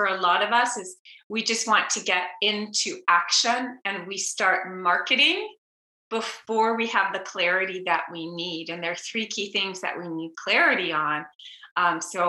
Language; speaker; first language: English; native; English